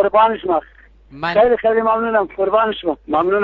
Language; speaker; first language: Persian; non-native, local second language; Kurdish